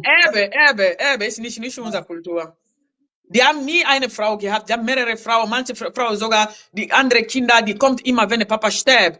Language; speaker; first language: German; non-native, learner; Lingala